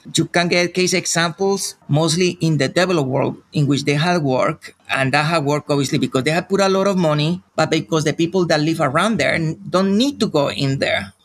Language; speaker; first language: English; non-native, fluent; Spanish